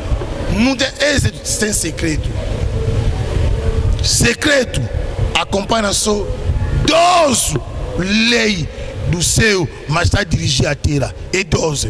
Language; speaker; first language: Portuguese; non-native, learner; Lingala